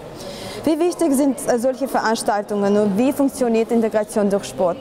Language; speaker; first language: German; non-native, fluent; Armenian